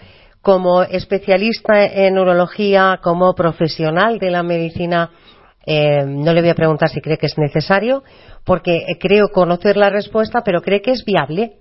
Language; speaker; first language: Spanish; native; Spanish